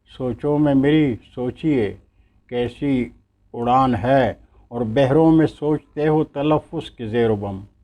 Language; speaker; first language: Urdu; non-native, local second language; Pashto